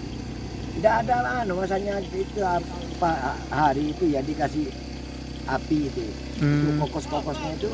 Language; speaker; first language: Indonesian; non-native, local second language; Madurese